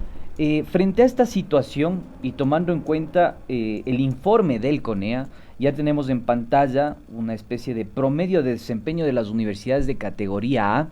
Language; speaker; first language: Spanish; native; Spanish